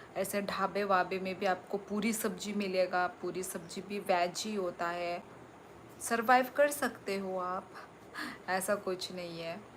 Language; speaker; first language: Hindi; non-native, local second language; Kok Borok